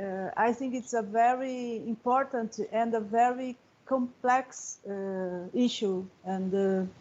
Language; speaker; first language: English; non-native, learner; Portuguese